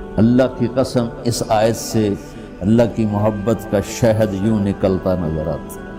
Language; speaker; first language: Urdu; non-native, local second language; Punjabi